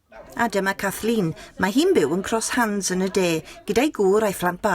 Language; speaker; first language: Welsh; native; Welsh